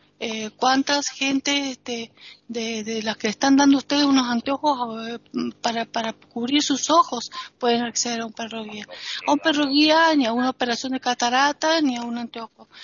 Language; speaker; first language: Spanish; native; Spanish